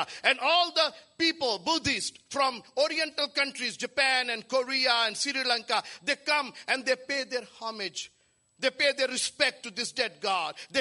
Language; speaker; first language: English; non-native, local second language; Hindi